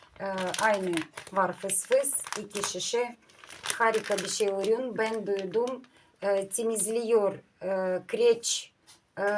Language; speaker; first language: Turkish; non-native, learner; Russian